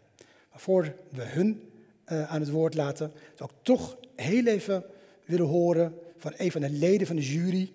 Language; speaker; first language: Dutch; native; Dutch